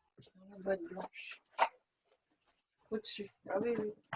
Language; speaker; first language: French; native; French